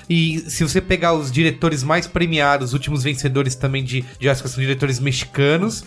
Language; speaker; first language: Portuguese; native; Portuguese